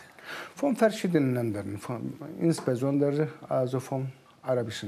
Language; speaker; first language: German; non-native, fluent; Turkish